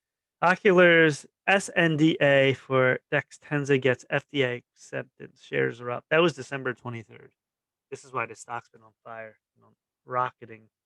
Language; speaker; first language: English; native; English